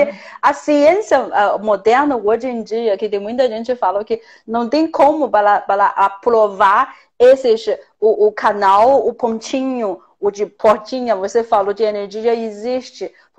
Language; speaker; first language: Portuguese; non-native, fluent; Chinese